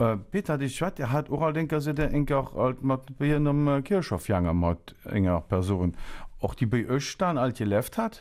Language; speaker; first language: German; native; German